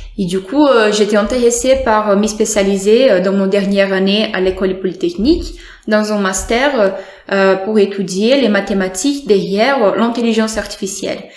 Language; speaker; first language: French; non-native, fluent; Portuguese